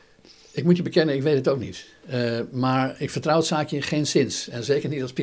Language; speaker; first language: Dutch; native; Dutch